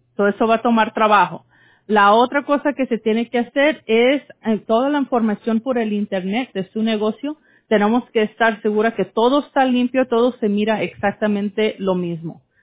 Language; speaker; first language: Spanish; early bilingual, heritage; Spanish